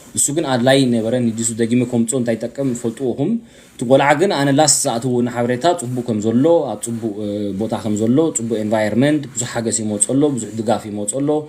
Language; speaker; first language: Tigrinya; early bilingual, heritage; Tigrinya